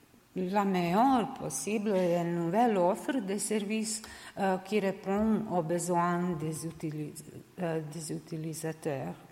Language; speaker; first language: French; non-native, learner; Serbian